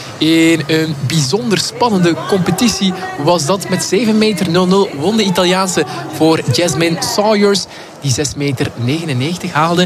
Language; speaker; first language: Dutch; native; Dutch